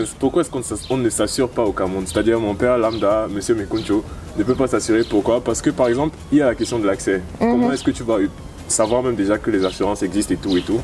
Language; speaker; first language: French; native; French